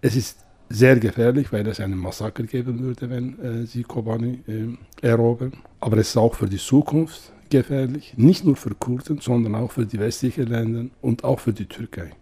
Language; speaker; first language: German; non-native, fluent; Kurdish